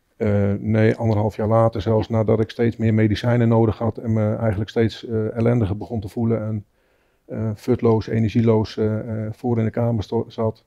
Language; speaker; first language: Dutch; native; Dutch